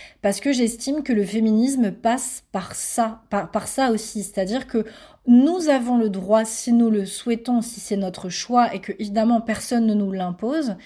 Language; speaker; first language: French; native; French